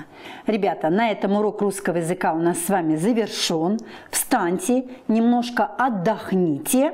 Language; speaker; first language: Russian; native; Russian